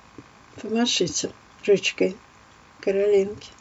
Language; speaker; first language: Russian; native; Russian